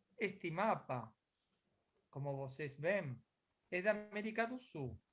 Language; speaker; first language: Portuguese; non-native, fluent; Spanish